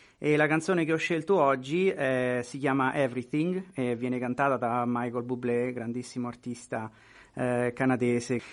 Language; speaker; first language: Italian; native; Italian